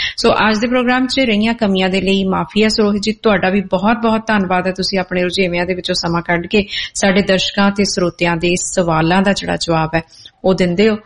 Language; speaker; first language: Punjabi; native; Punjabi